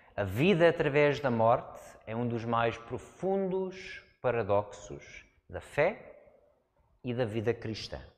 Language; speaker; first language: Portuguese; non-native, fluent; English